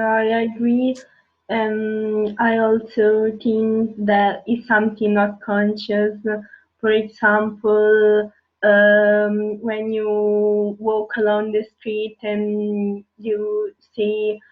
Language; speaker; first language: English; non-native, learner; Italian